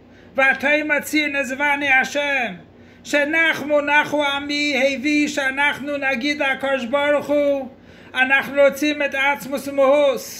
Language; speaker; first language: Hebrew; non-native, fluent; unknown